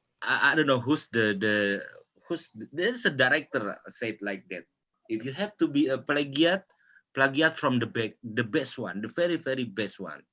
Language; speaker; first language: English; non-native, local second language; Indonesian